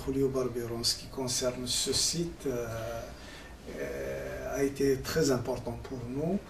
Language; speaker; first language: French; non-native, local second language; Kabyle